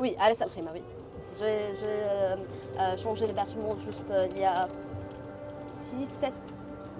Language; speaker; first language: French; non-native, learner; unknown